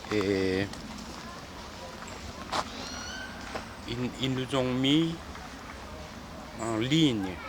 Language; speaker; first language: French; non-native, fluent; Korean